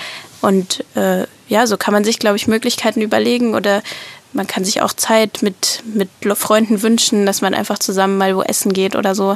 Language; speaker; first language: German; native; German